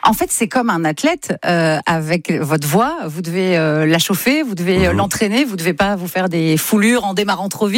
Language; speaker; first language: French; native; French